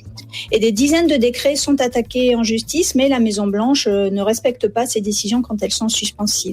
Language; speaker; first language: French; native; French